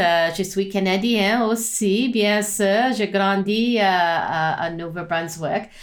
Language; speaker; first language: French; non-native, learner; English